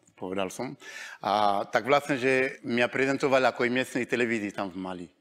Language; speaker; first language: Slovak; non-native, fluent; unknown